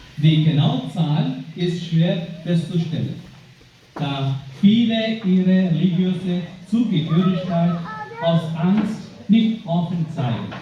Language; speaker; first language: German; non-native, fluent; Malayalam